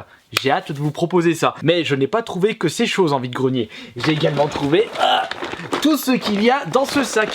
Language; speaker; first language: French; native; French